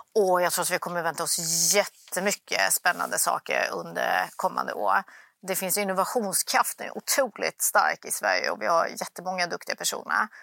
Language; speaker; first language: Swedish; early bilingual, other home language; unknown